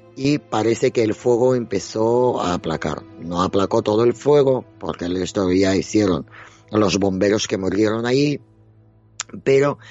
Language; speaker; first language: Spanish; non-native, fluent; Russian